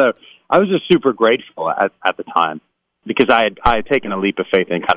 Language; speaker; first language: English; native; English